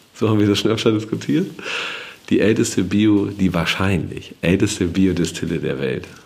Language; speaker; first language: German; native; German